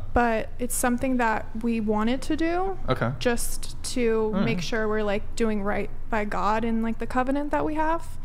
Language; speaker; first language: English; native; English